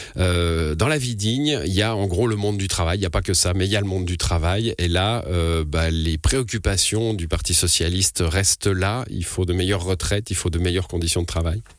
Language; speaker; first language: French; native; French